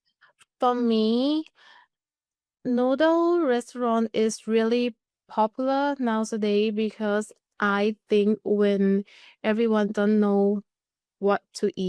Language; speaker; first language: English; non-native, learner; Thai